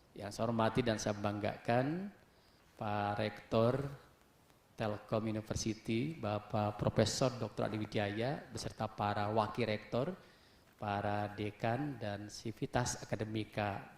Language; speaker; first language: Indonesian; non-native, local second language; Sundanese